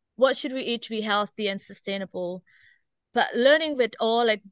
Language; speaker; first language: English; non-native, fluent; Indonesian